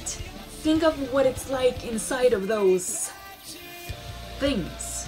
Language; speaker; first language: English; non-native, fluent; Swedish